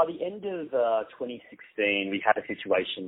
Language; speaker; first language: English; native; English